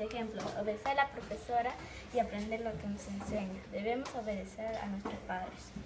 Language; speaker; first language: Spanish; native; Spanish